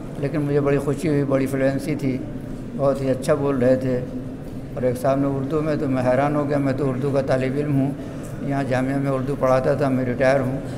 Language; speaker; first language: Urdu; native; Urdu